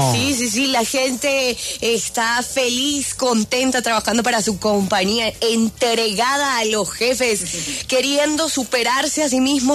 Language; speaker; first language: Spanish; native; Spanish